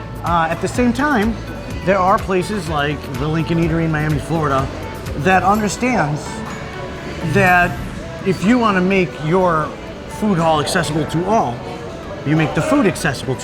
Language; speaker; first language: English; native; English